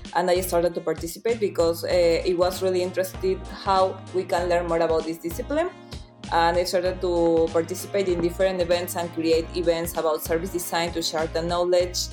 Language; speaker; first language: English; non-native, fluent; Spanish